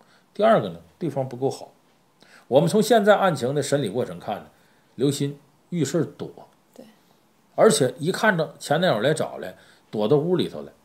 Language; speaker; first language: Chinese; native; Chinese